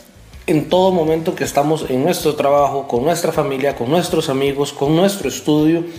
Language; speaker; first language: Spanish; native; Spanish